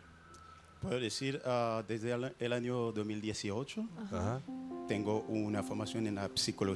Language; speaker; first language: Spanish; non-native, learner; Haitian Creole